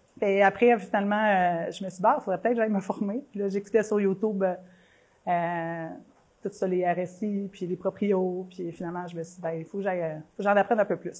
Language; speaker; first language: French; native; French